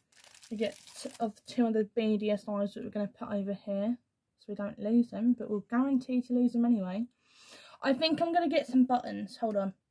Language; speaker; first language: English; native; English